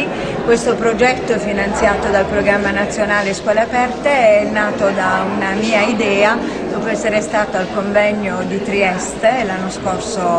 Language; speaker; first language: Italian; native; Italian